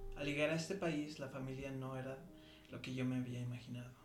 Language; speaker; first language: Spanish; early bilingual, heritage; Spanish